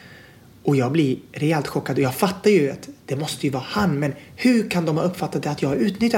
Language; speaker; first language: Swedish; native; Swedish